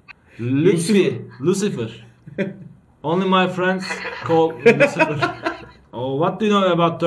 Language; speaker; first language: English; non-native, learner; Turkish